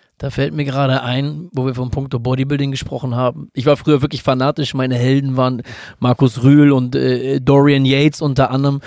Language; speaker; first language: German; native; German